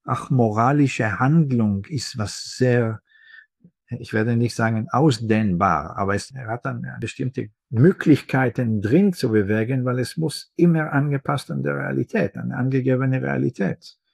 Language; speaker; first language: German; non-native, fluent; Hebrew